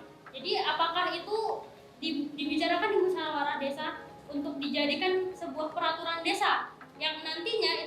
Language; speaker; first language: Indonesian; native; Indonesian